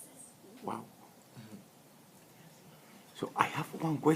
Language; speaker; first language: English; non-native, fluent; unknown